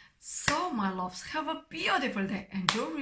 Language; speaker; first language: English; non-native, fluent; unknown